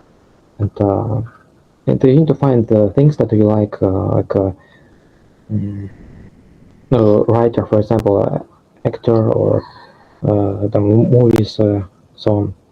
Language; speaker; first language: English; non-native, fluent; Russian